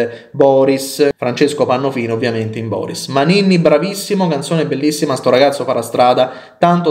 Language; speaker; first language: Italian; native; Italian